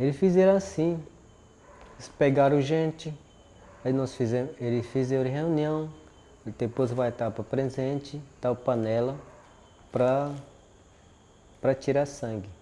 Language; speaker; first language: Portuguese; non-native, local second language; Yanomámi